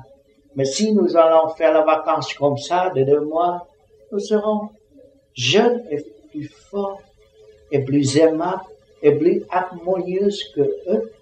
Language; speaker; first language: French; non-native, learner; Vietnamese